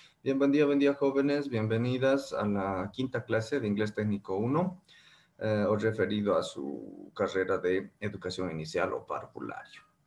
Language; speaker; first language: Spanish; native; Spanish